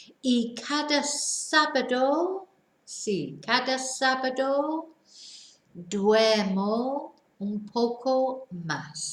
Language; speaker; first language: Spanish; non-native, fluent; English